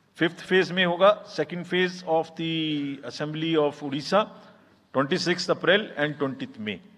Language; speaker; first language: Hindi; native; Hindi